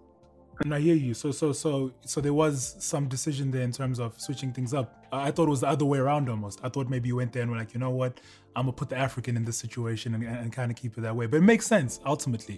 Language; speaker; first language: English; native; English